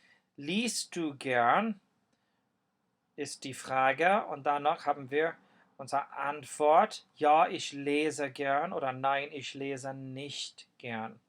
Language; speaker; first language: German; non-native, fluent; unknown